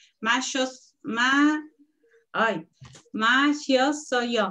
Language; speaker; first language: Korean; non-native, learner; Spanish